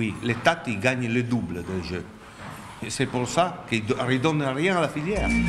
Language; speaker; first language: French; non-native, learner; Italian